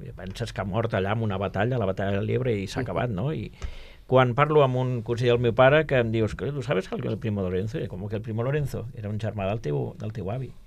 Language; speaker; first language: Catalan; native; Catalan